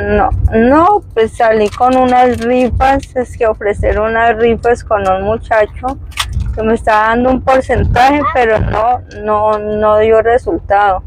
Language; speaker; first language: Spanish; native; Spanish